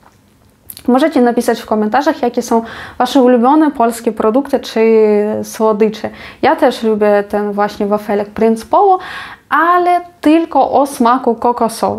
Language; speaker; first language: Polish; non-native, fluent; Ukrainian